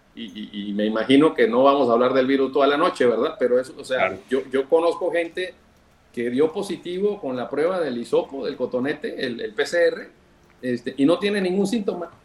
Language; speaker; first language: Spanish; native; Spanish